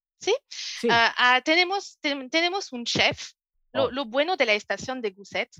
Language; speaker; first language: Spanish; non-native, learner; French